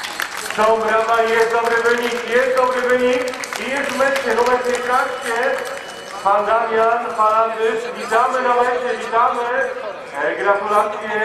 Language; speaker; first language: Polish; native; Polish